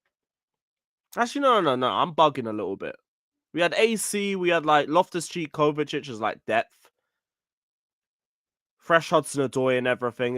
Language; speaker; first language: English; native; English